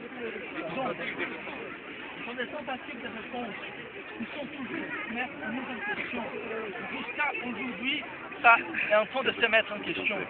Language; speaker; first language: French; non-native, fluent; Portuguese